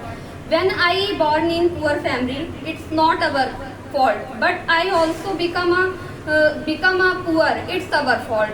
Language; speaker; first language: English; non-native, learner; Hindi